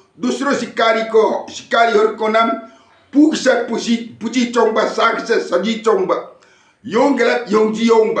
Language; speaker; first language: Nepali; non-native, local second language; Limburgish